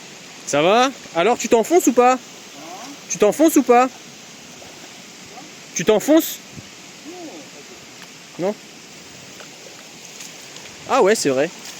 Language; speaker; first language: French; native; French